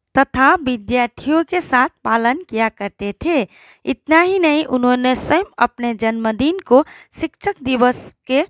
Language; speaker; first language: Hindi; non-native, local second language; Assamese